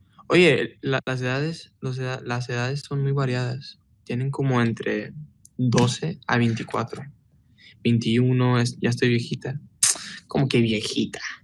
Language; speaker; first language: Spanish; early bilingual, heritage; Spanish